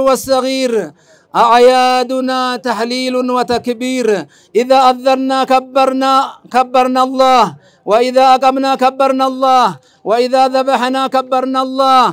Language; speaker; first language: Arabic; non-native, fluent; Oromo